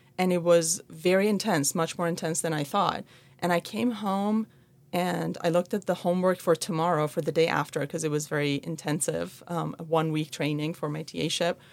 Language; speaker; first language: English; non-native, fluent; Persian